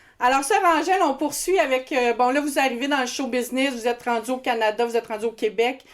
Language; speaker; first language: French; native; French